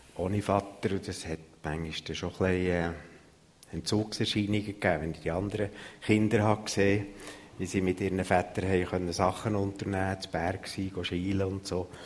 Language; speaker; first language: German; native; German